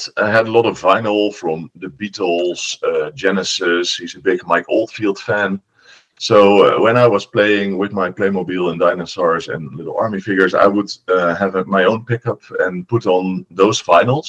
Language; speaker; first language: English; non-native, fluent; Dutch